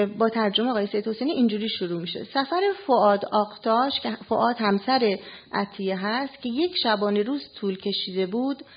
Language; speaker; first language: Persian; native; Persian